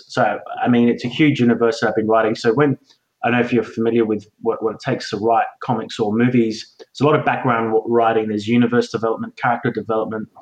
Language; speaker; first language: English; native; English